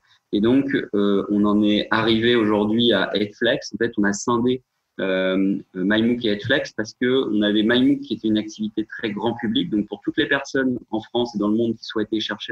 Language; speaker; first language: French; native; French